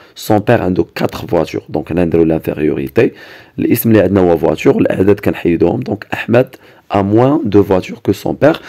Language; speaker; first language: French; non-native, local second language; Arabic